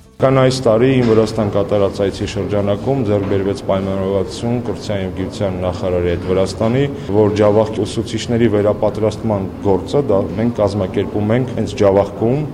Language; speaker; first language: Armenian; native; Armenian